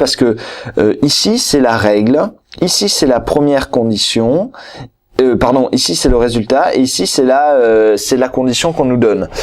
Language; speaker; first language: French; native; French